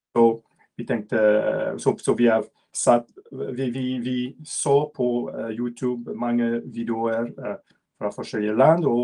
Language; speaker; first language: Norwegian; non-native, learner; French